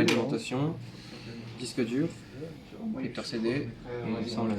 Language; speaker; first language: French; native; French